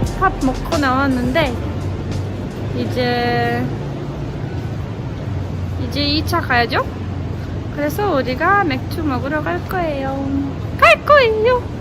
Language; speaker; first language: Korean; non-native, fluent; Romanian